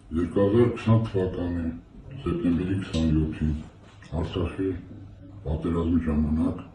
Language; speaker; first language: Armenian; native; Armenian